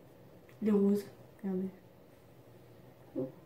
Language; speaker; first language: French; native; French